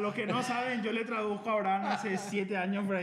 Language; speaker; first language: Spanish; native; Spanish